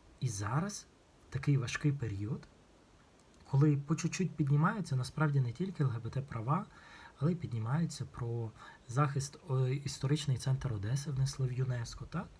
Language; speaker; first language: Ukrainian; non-native, local second language; Russian